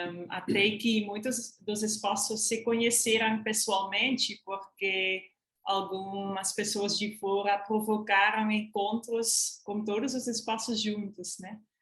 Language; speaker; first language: Portuguese; non-native, fluent; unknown